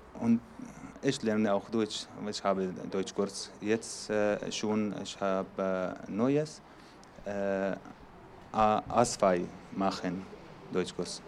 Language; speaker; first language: German; non-native, learner; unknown